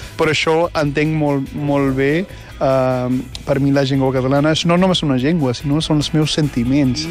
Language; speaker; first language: Catalan; non-native, fluent; Punjabi